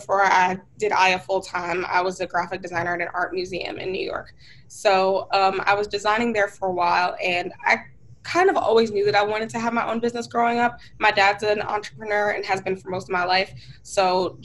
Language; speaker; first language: English; native; English